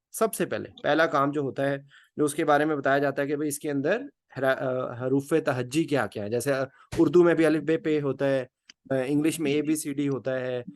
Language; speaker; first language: Urdu; native; Urdu